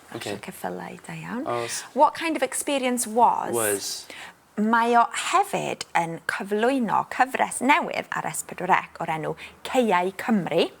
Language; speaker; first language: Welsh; native; Welsh